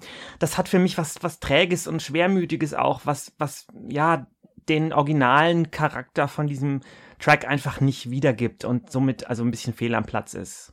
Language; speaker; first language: German; native; German